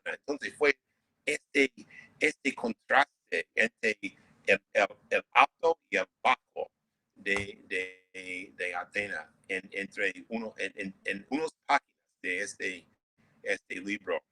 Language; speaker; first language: Spanish; non-native, fluent; English